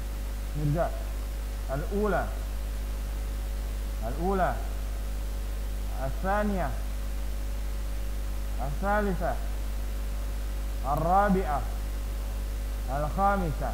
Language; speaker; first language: Arabic; non-native, fluent; Indonesian